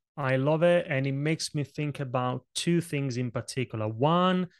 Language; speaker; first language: English; non-native, fluent; Italian